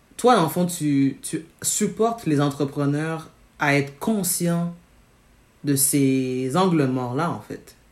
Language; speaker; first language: French; native; French